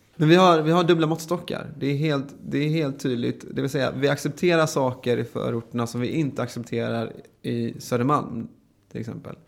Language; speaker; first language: Swedish; native; Swedish